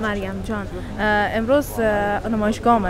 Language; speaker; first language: Persian; native; Persian